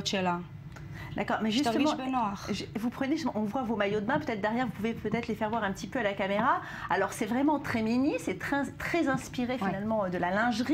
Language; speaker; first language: French; native; French